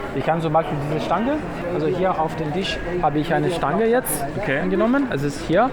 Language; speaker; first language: German; non-native, fluent; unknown